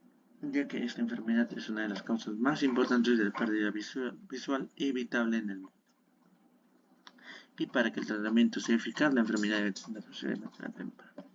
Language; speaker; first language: Spanish; native; Spanish